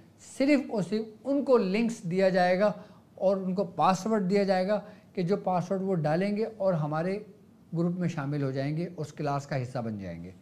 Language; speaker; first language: Urdu; native; Urdu